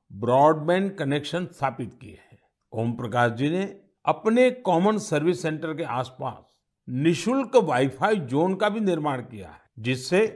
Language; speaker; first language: Hindi; native; Hindi